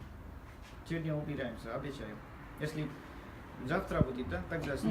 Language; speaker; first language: Russian; non-native, learner; Hindi